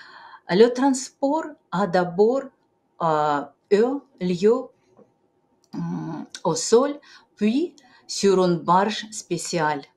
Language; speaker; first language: French; non-native, fluent; Russian